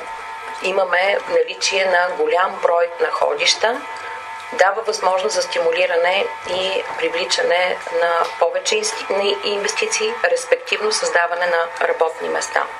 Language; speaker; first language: Bulgarian; native; Bulgarian